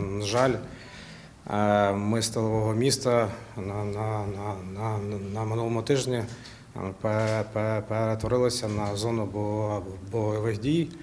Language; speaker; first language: Ukrainian; non-native, local second language; Russian